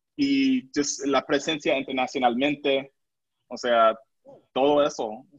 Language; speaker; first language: Spanish; non-native, local second language; English